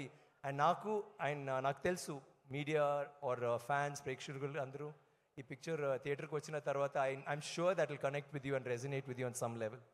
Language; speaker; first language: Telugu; non-native, learner; Tamil